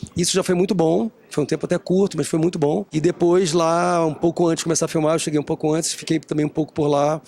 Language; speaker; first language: Portuguese; early bilingual, other home language; Spanish